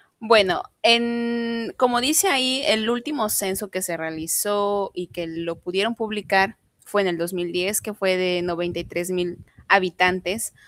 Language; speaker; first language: Spanish; non-native, local second language; Zapotec